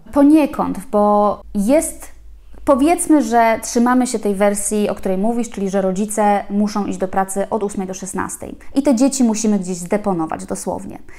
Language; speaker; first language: Polish; native; Polish